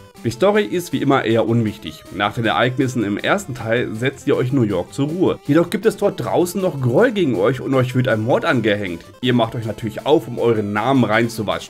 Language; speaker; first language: German; native; German